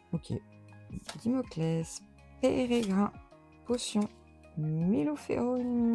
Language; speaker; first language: French; native; French